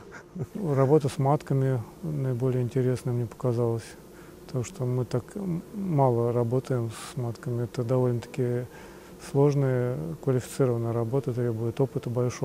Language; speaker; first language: Russian; native; Russian